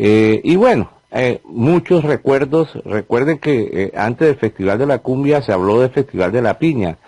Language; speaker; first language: Spanish; native; Spanish